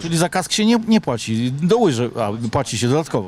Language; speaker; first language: Polish; native; Polish